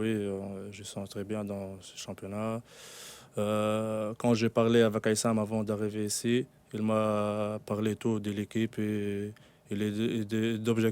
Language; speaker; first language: French; non-native, local second language; Arabic